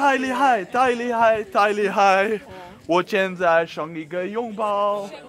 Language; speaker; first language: Chinese; non-native, learner; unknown